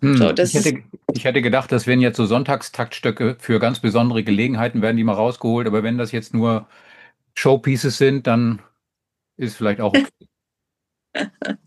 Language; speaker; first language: German; native; German